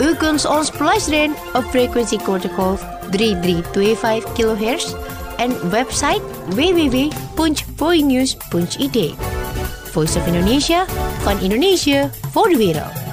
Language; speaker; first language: Dutch; non-native, fluent; Indonesian